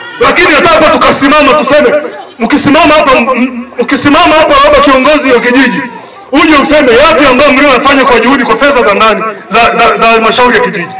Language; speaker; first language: Swahili; native; Swahili